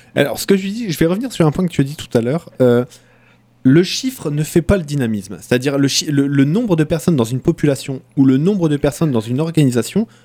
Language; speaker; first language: French; native; French